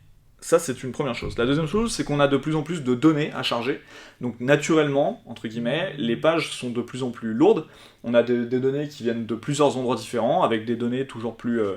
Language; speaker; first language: French; native; French